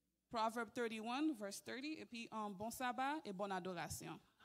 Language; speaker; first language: French; early bilingual, heritage; French